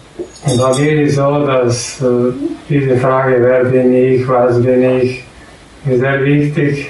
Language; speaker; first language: German; non-native, learner; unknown